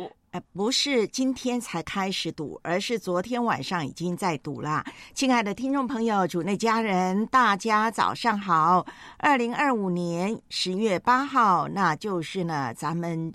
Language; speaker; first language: Chinese; native; Chinese